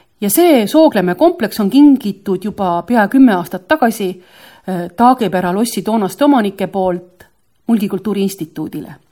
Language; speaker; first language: Estonian; native; Estonian